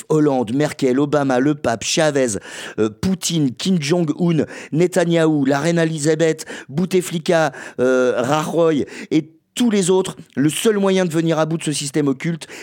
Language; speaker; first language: French; native; French